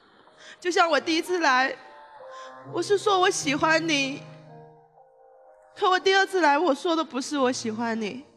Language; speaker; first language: Chinese; non-native, fluent; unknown